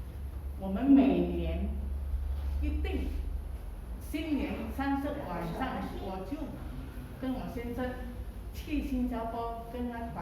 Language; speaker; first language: Chinese; early bilingual, heritage; Chinese